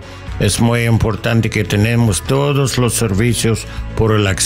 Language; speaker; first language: Spanish; non-native, learner; English